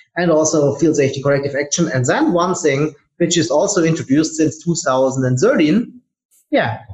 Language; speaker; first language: English; non-native, fluent; German